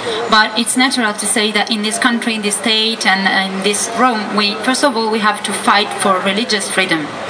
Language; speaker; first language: English; non-native, fluent; Italian